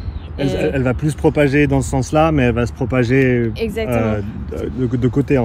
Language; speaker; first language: French; native; French